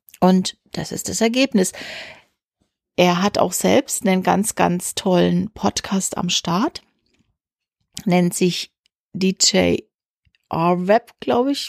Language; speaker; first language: German; native; German